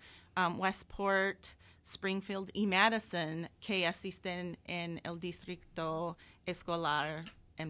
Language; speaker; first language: Spanish; non-native, fluent; English